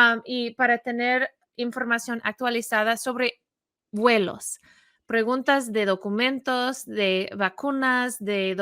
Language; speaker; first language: Spanish; non-native, fluent; English